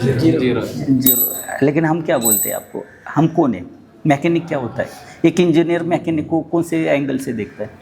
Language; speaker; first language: Hindi; non-native, local second language; Marathi